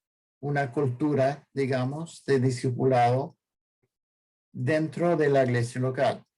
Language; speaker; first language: Spanish; non-native, fluent; English